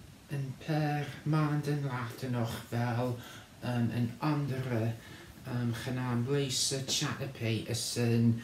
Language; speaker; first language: Dutch; non-native, learner; English